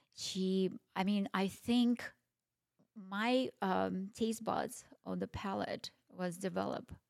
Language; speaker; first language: English; non-native, fluent; Russian